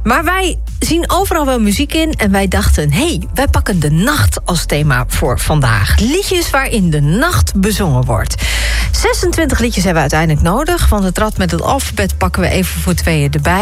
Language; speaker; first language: Dutch; native; Dutch